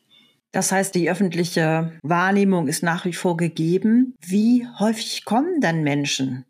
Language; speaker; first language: German; native; German